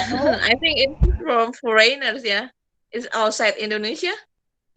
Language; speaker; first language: English; non-native, fluent; Indonesian